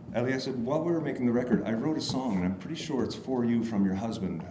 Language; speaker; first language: English; native; English